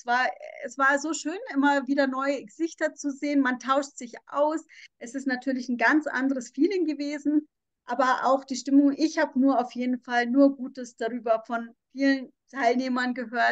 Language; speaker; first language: German; native; German